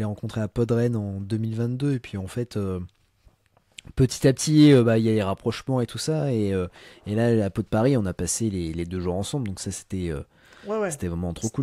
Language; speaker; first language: French; native; French